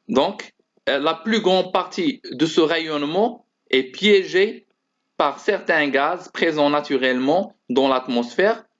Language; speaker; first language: French; non-native, local second language; Arabic